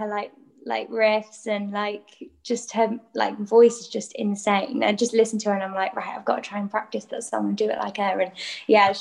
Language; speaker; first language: English; non-native, local second language; Welsh